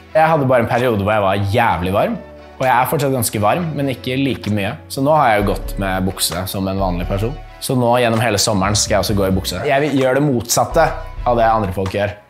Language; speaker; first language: Norwegian; early bilingual, other home language; English